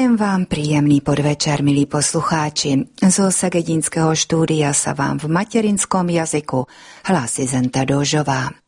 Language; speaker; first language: Slovak; non-native, local second language; Hungarian